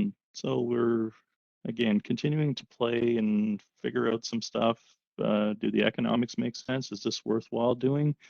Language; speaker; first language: English; native; English